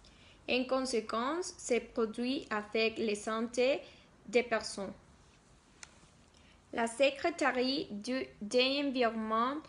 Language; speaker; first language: French; non-native, learner; Spanish